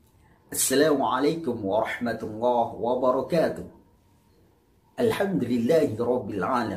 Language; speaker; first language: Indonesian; native; Indonesian